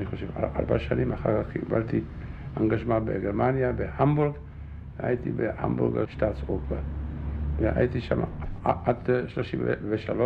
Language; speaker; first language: Hebrew; non-native, fluent; Czech